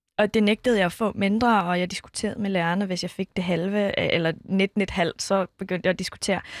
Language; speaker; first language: Danish; early bilingual, other home language; Kurdish